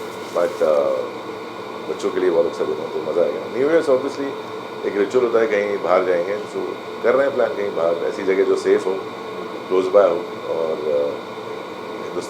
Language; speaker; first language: Hindi; native; Hindi